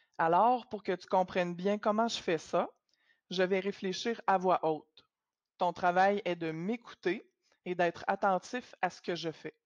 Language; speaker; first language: French; native; French